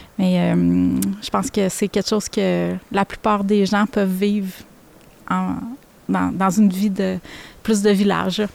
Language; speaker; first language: French; native; French